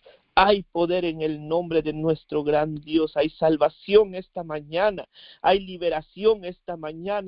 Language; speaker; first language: Spanish; native; Spanish